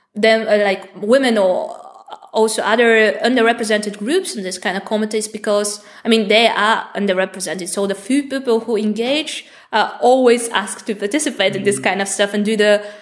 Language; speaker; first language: English; non-native, fluent; Bulgarian